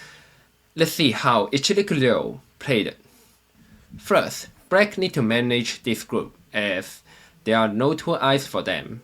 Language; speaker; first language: English; non-native, fluent; Chinese